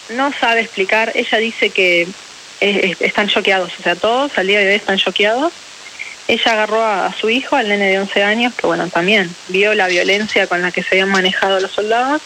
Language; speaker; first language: Spanish; early bilingual, other home language; Ukrainian